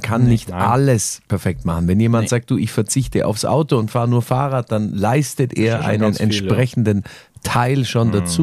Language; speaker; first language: German; native; German